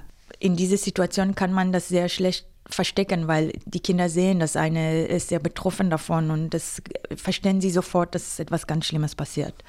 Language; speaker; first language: German; non-native, fluent; Hebrew